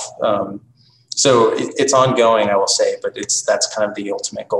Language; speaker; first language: English; native; English